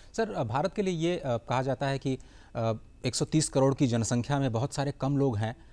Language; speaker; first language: Hindi; native; Hindi